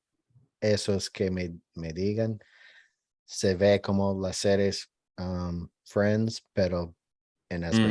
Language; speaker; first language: Spanish; non-native, learner; English